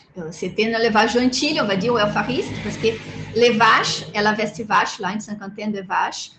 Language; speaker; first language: French; non-native, fluent; Portuguese